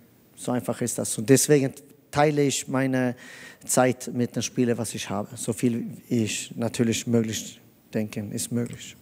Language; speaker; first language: German; non-native, fluent; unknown